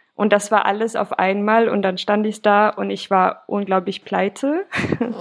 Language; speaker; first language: German; non-native, fluent; Swedish